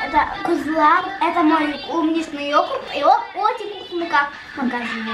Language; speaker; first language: Russian; early bilingual, heritage; Azerbaijani